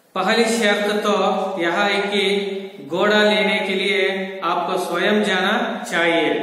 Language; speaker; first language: Hindi; non-native, local second language; Kannada